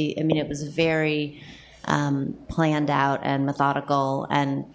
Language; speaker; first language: English; native; English